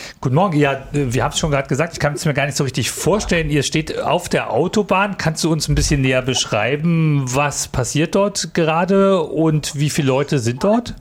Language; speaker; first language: German; native; German